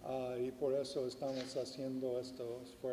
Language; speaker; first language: Spanish; non-native, fluent; English